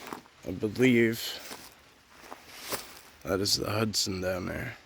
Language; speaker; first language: English; native; English